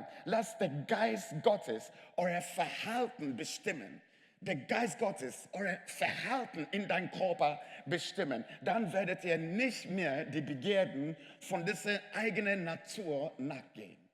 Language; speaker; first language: German; non-native, fluent; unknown